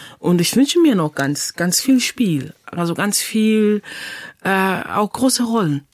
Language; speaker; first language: German; non-native, fluent; English